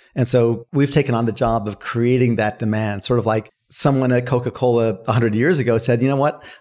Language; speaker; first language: English; native; English